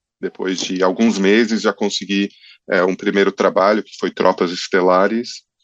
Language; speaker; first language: Portuguese; early bilingual, other home language; English